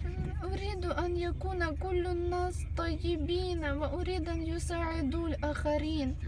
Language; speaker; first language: Arabic; non-native, fluent; Ukrainian